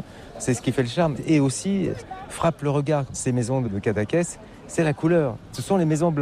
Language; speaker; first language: French; native; French